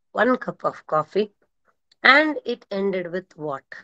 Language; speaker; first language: English; non-native, local second language; Kannada